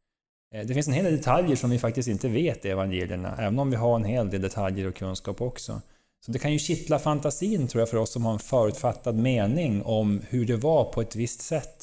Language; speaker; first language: Swedish; native; Swedish